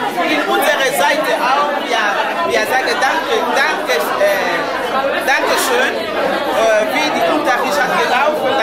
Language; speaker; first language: German; non-native, learner; Lingala